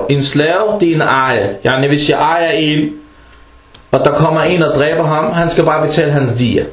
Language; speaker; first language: Danish; early bilingual, other home language; Arabic